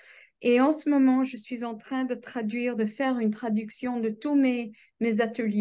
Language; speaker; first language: French; non-native, fluent; English